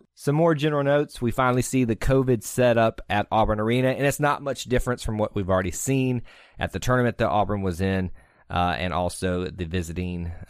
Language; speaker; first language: English; native; English